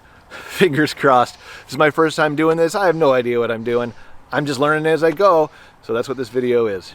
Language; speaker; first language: English; native; English